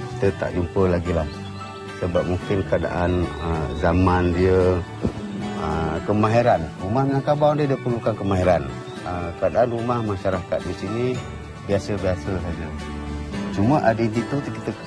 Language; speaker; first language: Malay; native; Malay